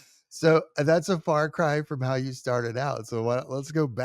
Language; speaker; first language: English; native; English